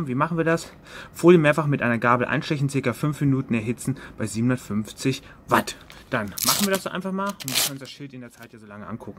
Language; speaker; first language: German; native; German